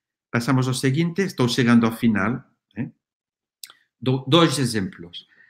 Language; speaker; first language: Portuguese; non-native, fluent; Spanish